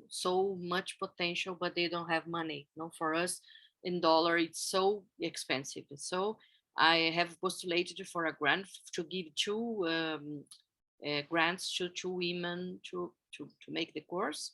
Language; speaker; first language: English; non-native, fluent; Portuguese